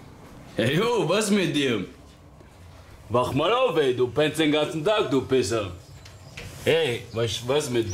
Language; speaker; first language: German; native; German